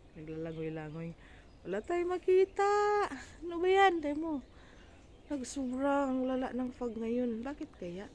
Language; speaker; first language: Filipino; non-native, local second language; Cebuano